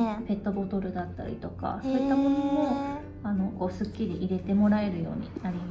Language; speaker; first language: Japanese; native; Japanese